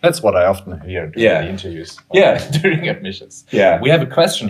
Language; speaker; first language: English; non-native, fluent; German